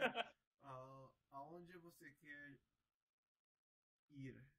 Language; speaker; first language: Portuguese; non-native, learner; English